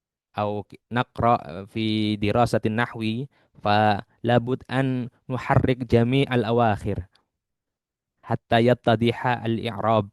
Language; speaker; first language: Arabic; non-native, fluent; Indonesian